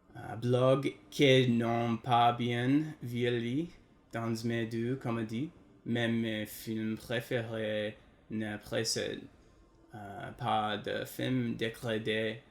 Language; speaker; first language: French; non-native, learner; English